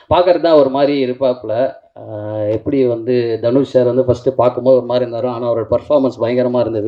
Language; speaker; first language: Tamil; native; Tamil